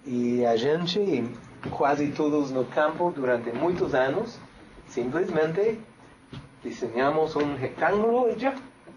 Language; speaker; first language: Spanish; non-native, fluent; English